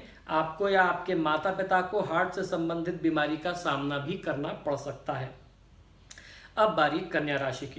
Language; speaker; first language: Hindi; native; Hindi